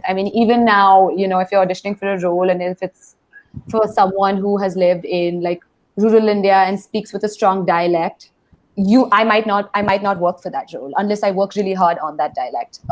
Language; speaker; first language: English; non-native, local second language; Hindi